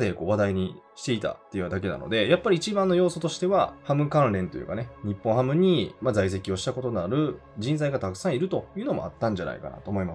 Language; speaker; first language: Japanese; native; Japanese